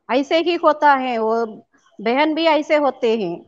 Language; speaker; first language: Hindi; non-native, local second language; Telugu